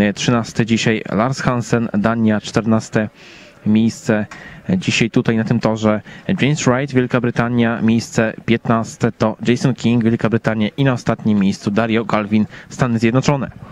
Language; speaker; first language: Polish; native; Polish